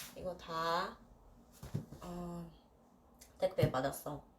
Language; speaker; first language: Korean; non-native, learner; Russian